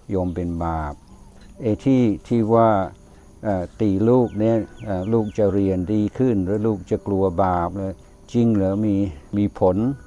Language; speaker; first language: Thai; non-native, fluent; English